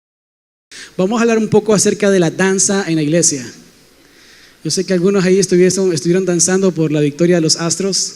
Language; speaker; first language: Spanish; native; Spanish